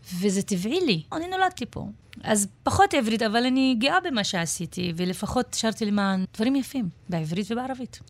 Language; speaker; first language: Hebrew; non-native, local second language; Arabic